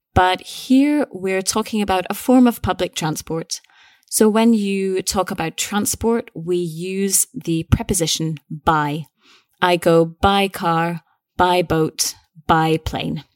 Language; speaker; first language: English; native; English